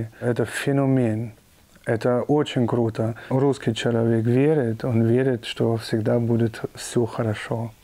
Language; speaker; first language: Russian; non-native, fluent; German